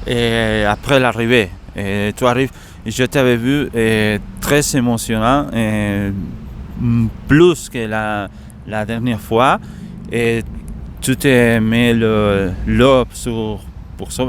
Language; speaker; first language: French; non-native, learner; Spanish